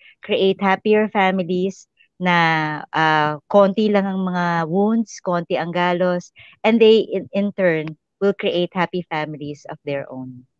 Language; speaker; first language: Filipino; native; Filipino